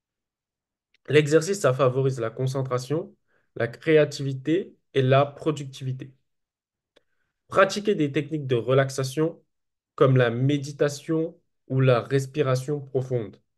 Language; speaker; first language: French; native; French